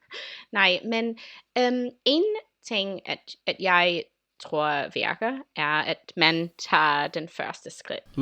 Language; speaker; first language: Danish; non-native, learner; English